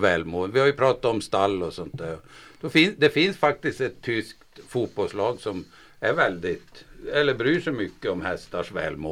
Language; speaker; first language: Swedish; native; Swedish